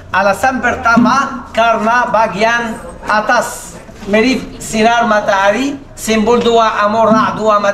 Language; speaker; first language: Indonesian; non-native, learner; Arabic